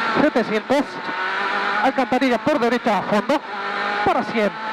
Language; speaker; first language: Spanish; native; Spanish